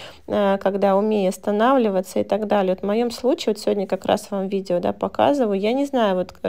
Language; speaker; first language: Russian; native; Russian